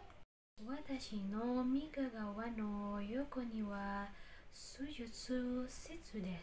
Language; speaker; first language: Japanese; non-native, learner; Indonesian